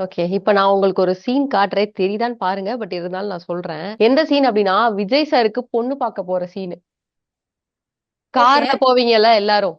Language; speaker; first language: Tamil; native; Tamil